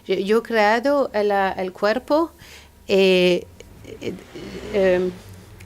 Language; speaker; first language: Spanish; non-native, learner; French